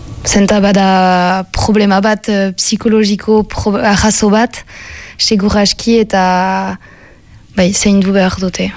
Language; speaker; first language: Basque; non-native, local second language; French